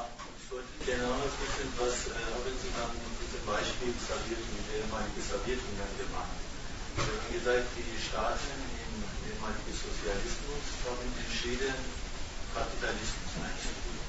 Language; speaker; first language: German; non-native, learner; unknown